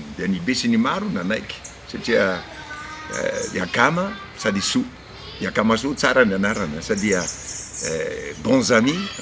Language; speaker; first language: Malagasy; non-native, learner; Spanish